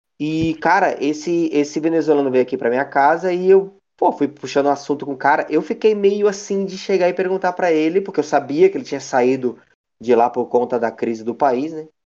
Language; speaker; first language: Portuguese; native; Portuguese